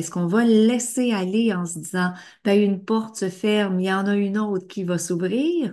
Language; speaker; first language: French; native; French